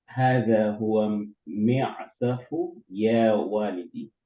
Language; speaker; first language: Arabic; non-native, learner; English